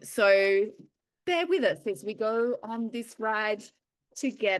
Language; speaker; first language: English; native; English